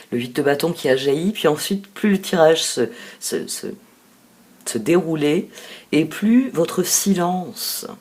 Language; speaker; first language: French; native; French